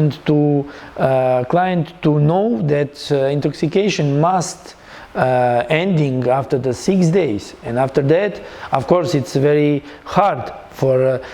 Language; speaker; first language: English; non-native, learner; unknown